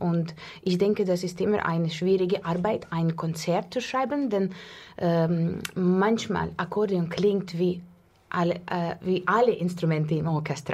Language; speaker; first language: German; non-native, learner; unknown